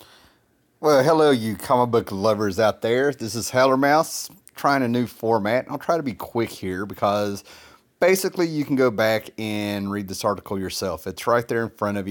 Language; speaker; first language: English; native; English